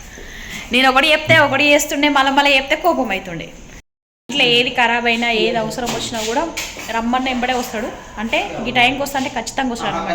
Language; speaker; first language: Telugu; native; Telugu